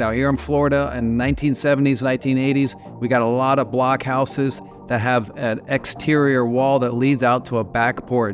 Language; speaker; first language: English; native; English